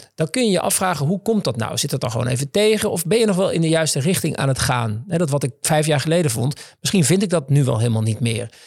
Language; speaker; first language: Dutch; native; Dutch